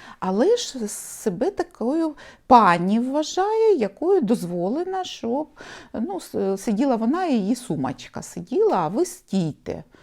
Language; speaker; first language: Ukrainian; non-native, local second language; Russian